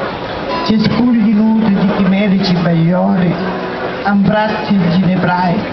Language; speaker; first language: Italian; native; Italian